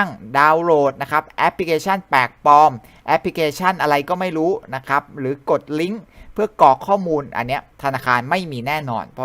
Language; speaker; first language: Thai; native; Thai